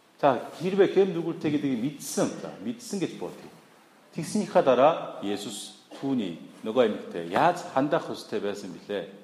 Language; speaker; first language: Mongolian; non-native, fluent; Korean